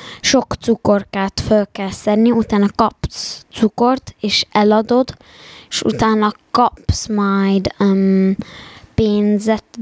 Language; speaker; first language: Hungarian; early bilingual, heritage; Hungarian